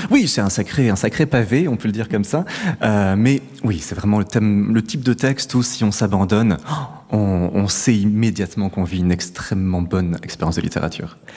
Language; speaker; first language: French; native; French